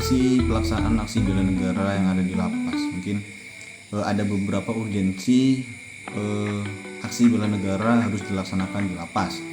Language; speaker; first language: Indonesian; native; Indonesian